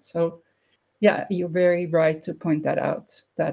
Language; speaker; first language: English; non-native, fluent; Dutch